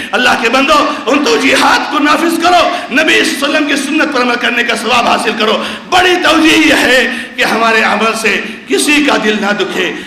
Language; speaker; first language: Urdu; non-native, local second language; Konkani